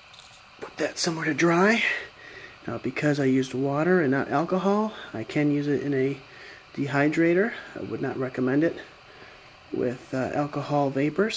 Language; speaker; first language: English; native; English